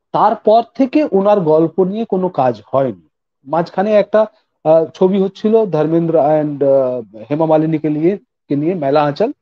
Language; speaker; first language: Bangla; non-native, local second language; Hindi